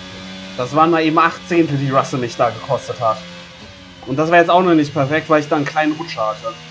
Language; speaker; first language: German; native; German